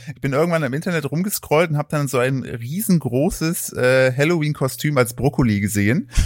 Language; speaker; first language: German; native; German